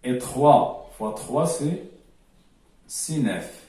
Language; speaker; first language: French; non-native, local second language; Arabic